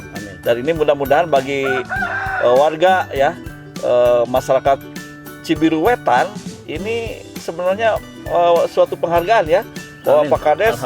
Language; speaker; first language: Indonesian; non-native, local second language; Sundanese